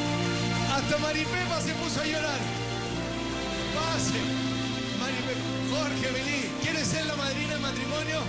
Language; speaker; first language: Spanish; native; Spanish